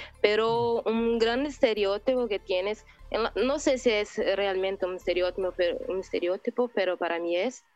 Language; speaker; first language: Spanish; non-native, learner; Portuguese